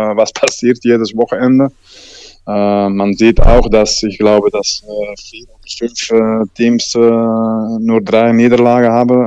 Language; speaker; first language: German; non-native, learner; Dutch